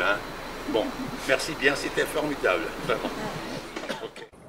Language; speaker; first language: French; non-native, learner; German